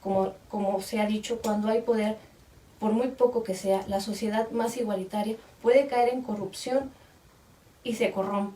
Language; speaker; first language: Spanish; native; Spanish